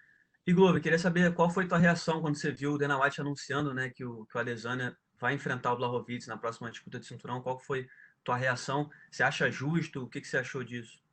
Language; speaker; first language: Portuguese; native; Portuguese